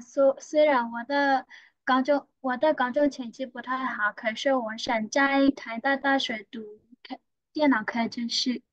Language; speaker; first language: Chinese; non-native, learner; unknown